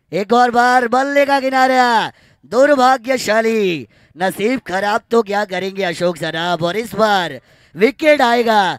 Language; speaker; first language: Hindi; non-native, local second language; Marathi